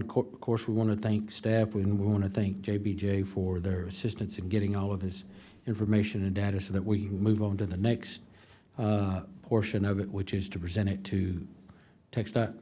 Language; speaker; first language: English; native; English